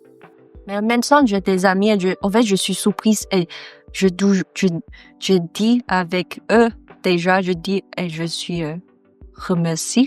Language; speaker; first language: French; non-native, learner; Chinese